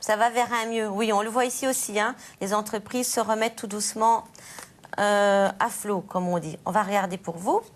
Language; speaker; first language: French; native; French